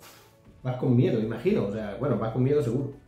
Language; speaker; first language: Spanish; native; Spanish